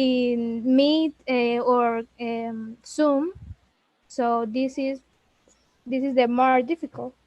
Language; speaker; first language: English; non-native, learner; Spanish